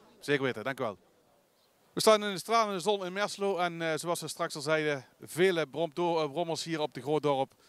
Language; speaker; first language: Dutch; native; Dutch